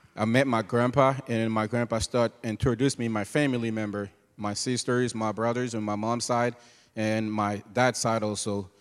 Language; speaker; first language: English; non-native, fluent; Haitian Creole